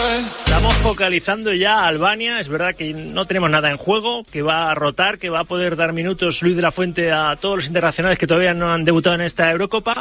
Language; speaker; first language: Spanish; native; Spanish